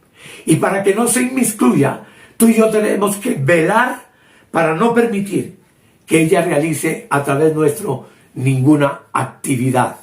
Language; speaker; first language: Spanish; native; Spanish